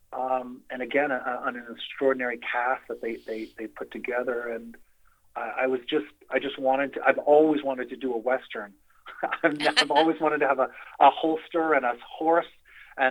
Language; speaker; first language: English; native; English